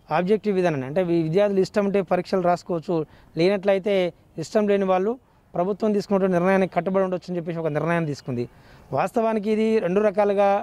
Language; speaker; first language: Telugu; native; Telugu